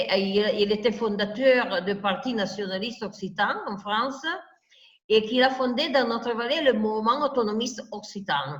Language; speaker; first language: French; non-native, fluent; Italian